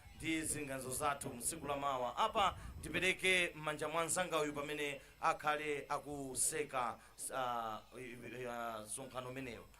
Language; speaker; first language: Nyanja; native; Nyanja